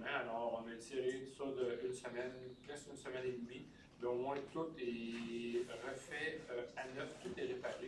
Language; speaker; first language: French; native; French